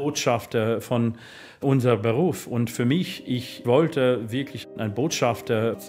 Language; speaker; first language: German; non-native, fluent; English